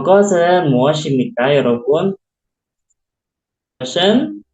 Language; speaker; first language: Korean; non-native, local second language; Indonesian